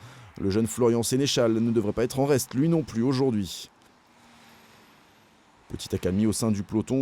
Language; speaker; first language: French; native; French